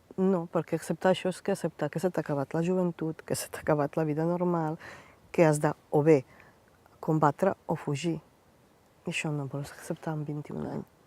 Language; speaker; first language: Catalan; non-native, fluent; Bosnian